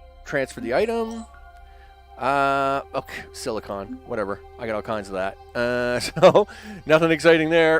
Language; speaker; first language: English; native; English